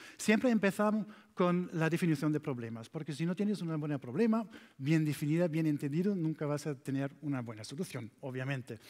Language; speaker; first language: Spanish; non-native, learner; German